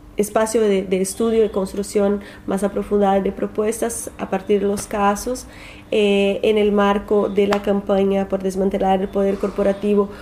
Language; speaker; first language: Spanish; non-native, fluent; Portuguese